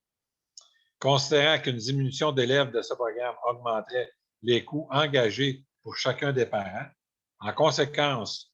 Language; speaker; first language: French; native; French